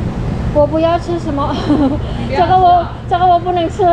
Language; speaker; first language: Chinese; non-native, fluent; Javanese